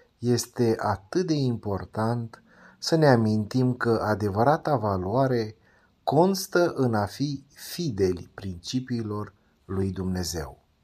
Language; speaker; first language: Romanian; native; Romanian